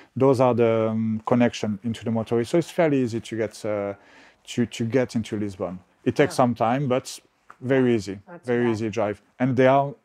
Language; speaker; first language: English; non-native, fluent; French